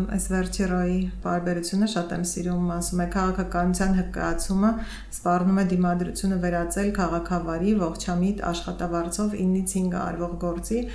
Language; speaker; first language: Armenian; native; Armenian